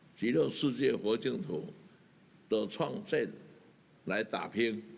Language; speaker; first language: Chinese; native; Chinese